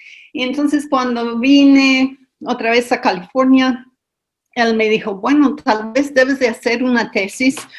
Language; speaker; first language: Spanish; non-native, fluent; English